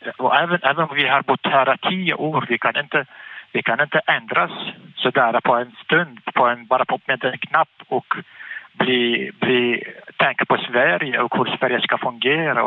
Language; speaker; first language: Swedish; non-native, fluent; Arabic